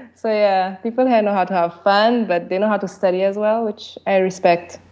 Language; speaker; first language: English; early bilingual, other home language; French